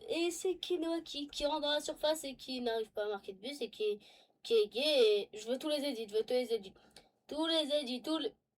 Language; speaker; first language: French; native; French